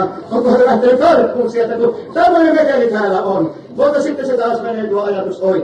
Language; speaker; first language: Finnish; native; Finnish